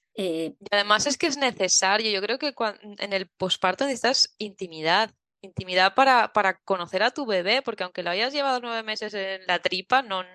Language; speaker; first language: Spanish; native; Spanish